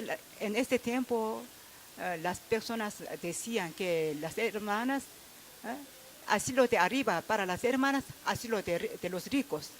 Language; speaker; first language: Spanish; non-native, fluent; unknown